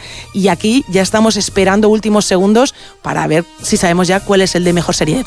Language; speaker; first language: Spanish; native; Spanish